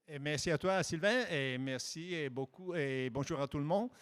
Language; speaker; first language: French; non-native, fluent; Italian